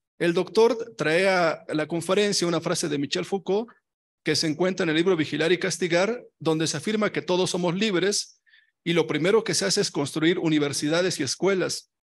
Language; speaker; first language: Spanish; native; Spanish